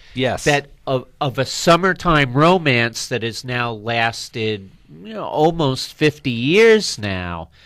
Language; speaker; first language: English; native; English